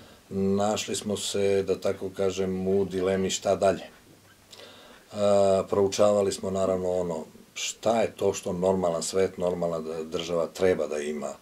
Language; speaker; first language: Croatian; native; Croatian